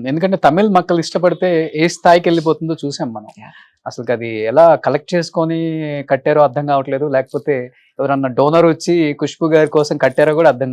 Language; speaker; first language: Telugu; native; Telugu